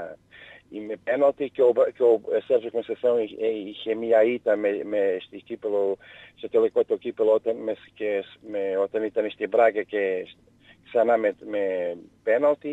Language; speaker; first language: Greek; non-native, learner; Portuguese